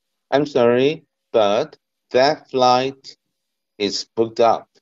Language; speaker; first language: English; non-native, learner; Korean